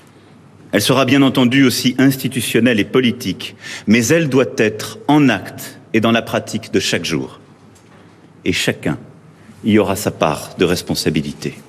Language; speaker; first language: French; native; French